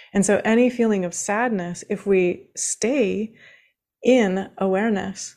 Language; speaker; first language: English; native; English